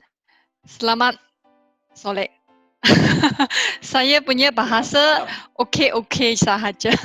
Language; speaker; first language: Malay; non-native, local second language; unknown